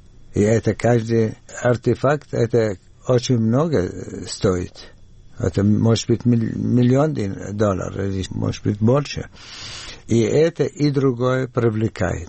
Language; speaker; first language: Russian; non-native, learner; Arabic